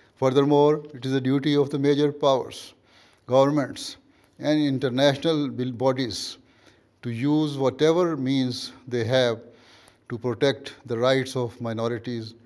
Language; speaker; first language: English; non-native, local second language; Urdu